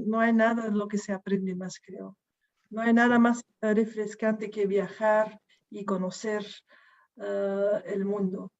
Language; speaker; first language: Spanish; non-native, fluent; Dutch